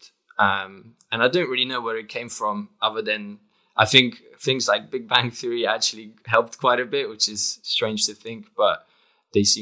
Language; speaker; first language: English; non-native, fluent; Polish